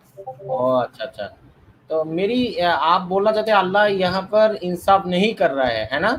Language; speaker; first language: Hindi; non-native, learner; Bangla